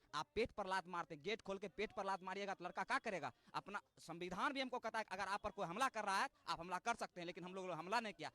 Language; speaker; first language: Hindi; native; Hindi